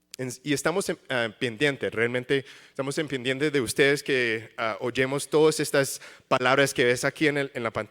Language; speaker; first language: Spanish; early bilingual, heritage; English